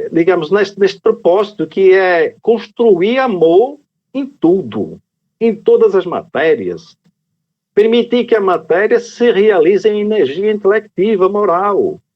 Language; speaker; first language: Portuguese; native; Portuguese